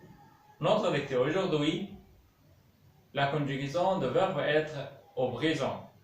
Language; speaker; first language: French; non-native, local second language; Arabic